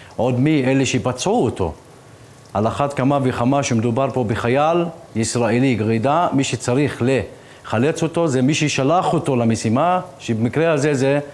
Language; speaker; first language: Hebrew; non-native, local second language; Arabic